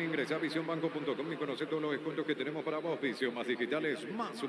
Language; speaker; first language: Spanish; native; Spanish